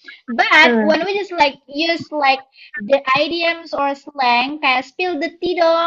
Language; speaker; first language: English; non-native, learner; Indonesian